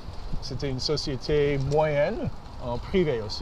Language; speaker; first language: French; early bilingual, heritage; English